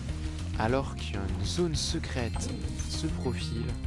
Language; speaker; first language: French; native; French